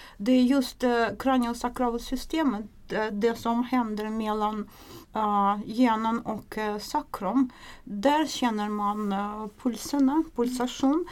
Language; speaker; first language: Swedish; non-native, fluent; Russian